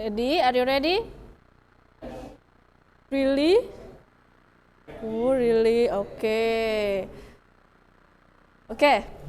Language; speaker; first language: English; non-native, fluent; Indonesian